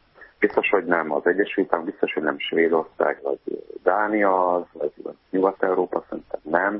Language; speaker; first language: Hungarian; native; Hungarian